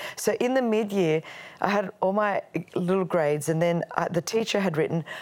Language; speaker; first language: English; non-native, local second language; Greek